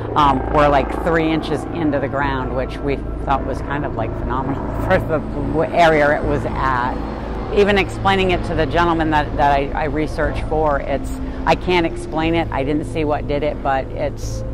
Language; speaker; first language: English; native; English